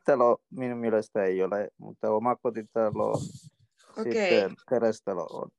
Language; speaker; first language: Finnish; non-native, learner; Tamil